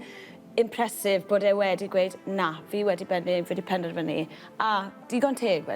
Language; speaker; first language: Welsh; native; Welsh